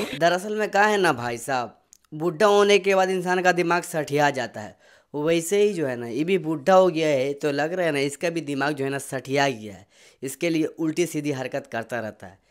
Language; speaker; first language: Hindi; native; Hindi